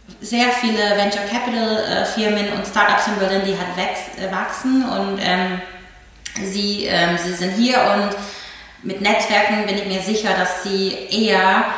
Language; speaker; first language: German; non-native, fluent; English